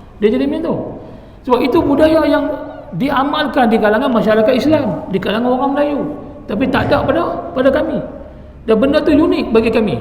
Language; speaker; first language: Malay; non-native, local second language; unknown